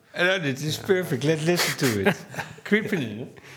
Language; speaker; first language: English; non-native, fluent; Dutch